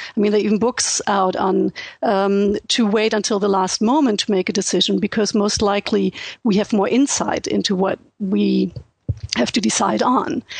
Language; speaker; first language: English; non-native, fluent; German